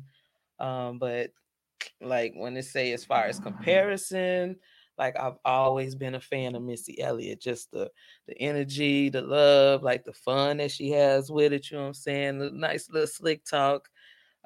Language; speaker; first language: English; native; English